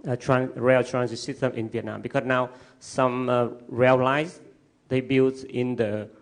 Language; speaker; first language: English; non-native, learner; Vietnamese